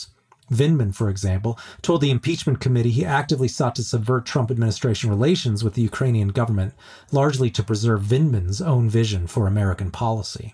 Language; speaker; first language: English; native; English